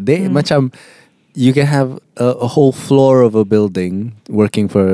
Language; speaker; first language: English; non-native, local second language; Malay